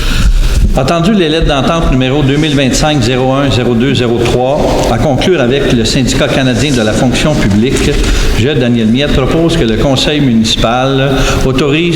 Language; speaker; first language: French; native; French